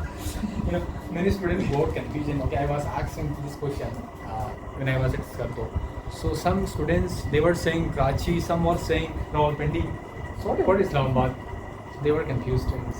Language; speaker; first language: English; non-native, fluent; Urdu